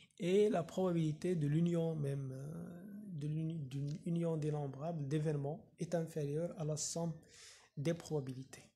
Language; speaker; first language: French; non-native, local second language; Arabic